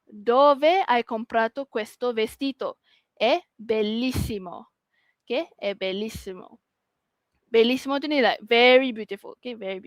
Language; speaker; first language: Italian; non-native, fluent; Malay